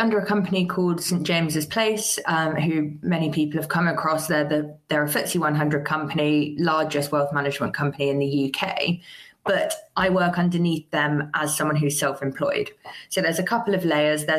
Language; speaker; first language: English; native; English